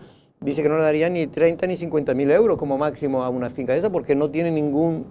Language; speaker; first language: Spanish; native; Spanish